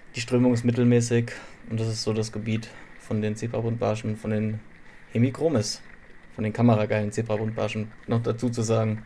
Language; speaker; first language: German; native; German